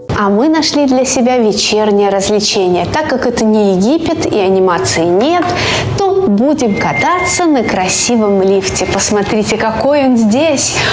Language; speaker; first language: Russian; native; Russian